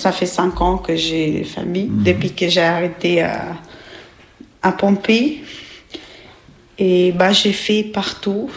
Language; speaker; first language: French; non-native, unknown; Albanian